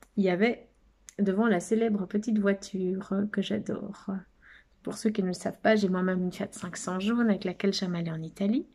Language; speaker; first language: French; native; French